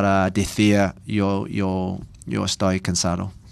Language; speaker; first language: Spanish; non-native, learner; English